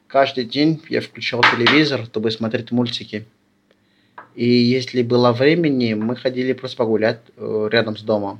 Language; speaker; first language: Russian; early bilingual, other home language; Lingala